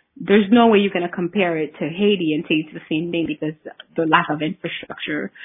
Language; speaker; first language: English; early bilingual, other home language; Haitian Creole